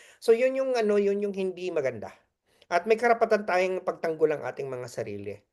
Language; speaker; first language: Filipino; native; Filipino